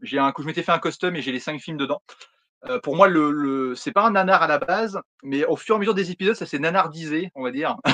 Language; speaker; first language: French; native; French